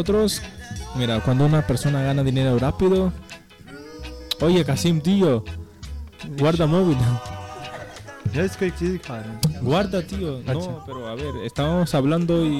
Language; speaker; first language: Spanish; non-native, learner; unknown